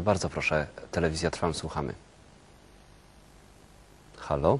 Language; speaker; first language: Polish; native; Polish